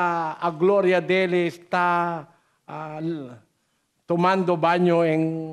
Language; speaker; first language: Portuguese; non-native, learner; Filipino